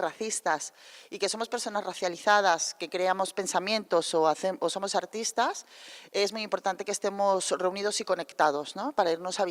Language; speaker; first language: Spanish; native; Spanish